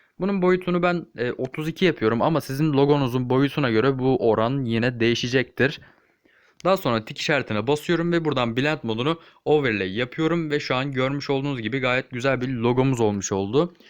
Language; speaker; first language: Turkish; native; Turkish